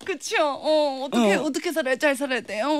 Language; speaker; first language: Korean; native; Korean